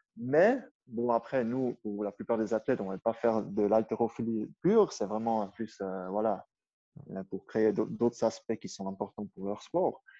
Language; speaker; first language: French; non-native, local second language; Swiss German